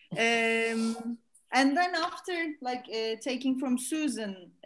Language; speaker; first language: English; non-native, fluent; Turkish